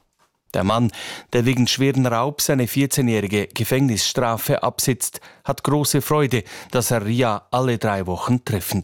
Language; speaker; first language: German; native; German